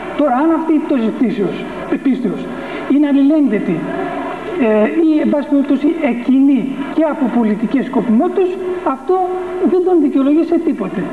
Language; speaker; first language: Greek; native; Greek